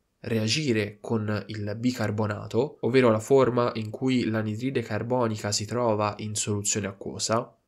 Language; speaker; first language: Italian; native; Italian